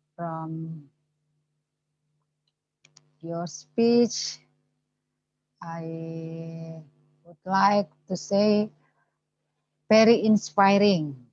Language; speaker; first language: English; non-native, learner; Indonesian